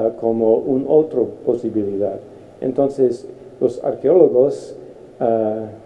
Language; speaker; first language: Spanish; non-native, fluent; English